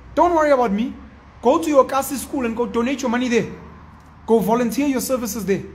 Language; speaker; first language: English; non-native, local second language; Zulu